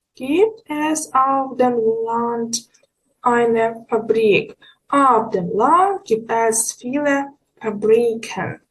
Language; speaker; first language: German; non-native, learner; Ukrainian